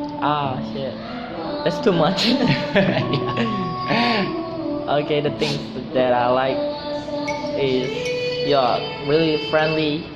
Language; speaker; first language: English; non-native, fluent; Indonesian